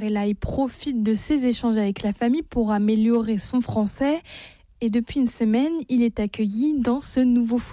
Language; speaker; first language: French; native; French